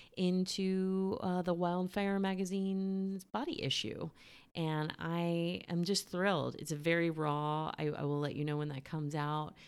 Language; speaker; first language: English; native; English